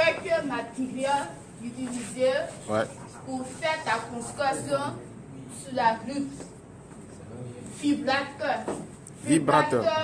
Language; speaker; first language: French; non-native, learner; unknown